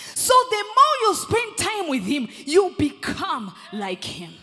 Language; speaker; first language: English; non-native, local second language; Swahili